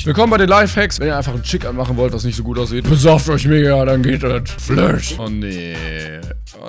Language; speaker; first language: German; native; German